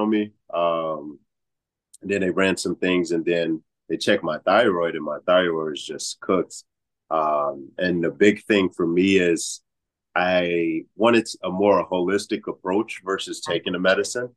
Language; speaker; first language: English; native; English